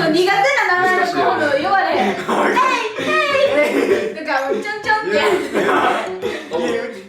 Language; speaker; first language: Japanese; native; Japanese